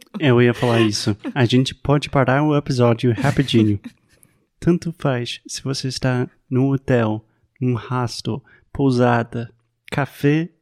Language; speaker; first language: Portuguese; non-native, fluent; English